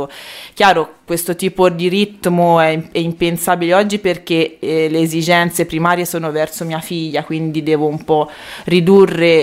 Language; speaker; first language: Italian; native; Italian